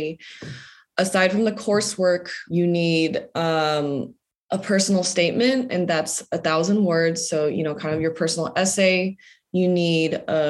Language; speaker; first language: English; native; English